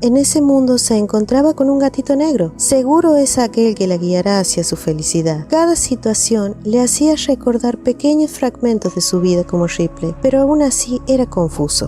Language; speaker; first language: Spanish; native; Spanish